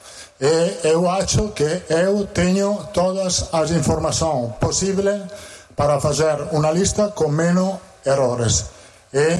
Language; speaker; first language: Portuguese; non-native, fluent; Italian